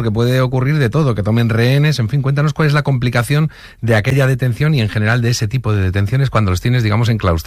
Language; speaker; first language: Spanish; native; Spanish